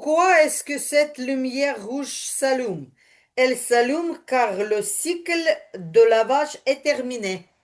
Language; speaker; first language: French; non-native, learner; Ukrainian